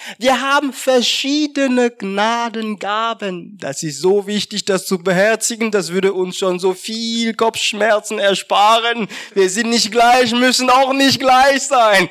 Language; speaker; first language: German; non-native, fluent; French